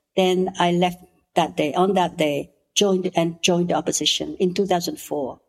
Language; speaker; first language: English; non-native, fluent; Khmer